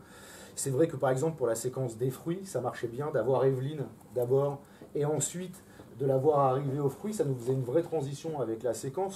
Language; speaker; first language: French; native; French